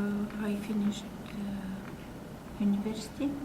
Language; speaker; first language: English; non-native, learner; Russian